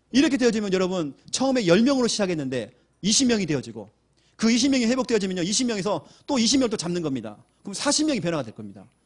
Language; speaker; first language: Korean; native; Korean